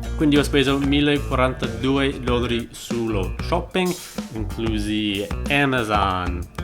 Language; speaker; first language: Italian; non-native, fluent; English